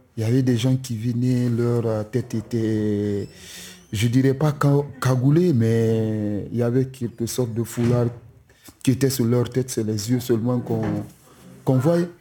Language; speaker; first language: French; non-native, local second language; Susu